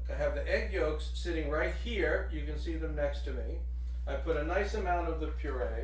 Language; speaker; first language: English; native; English